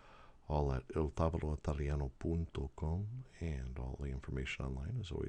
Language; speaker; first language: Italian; non-native, fluent; English